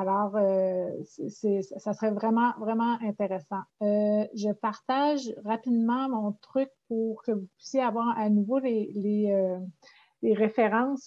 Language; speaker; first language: French; native; French